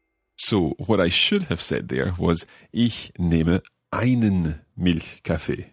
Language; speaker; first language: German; non-native, learner; English